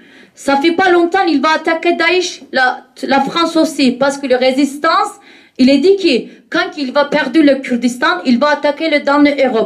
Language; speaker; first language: French; non-native, learner; Kurdish